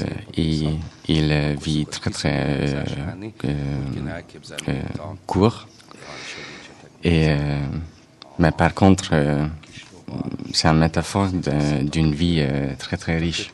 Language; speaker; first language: French; non-native, fluent; Hungarian